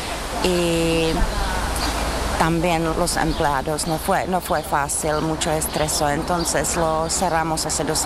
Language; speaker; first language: Spanish; non-native, fluent; Czech